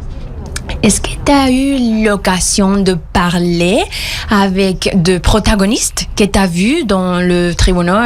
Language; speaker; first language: French; non-native, fluent; Spanish